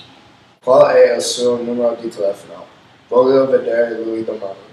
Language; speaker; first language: Italian; non-native, learner; English